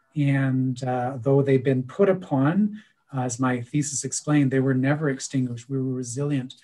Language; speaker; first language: English; native; English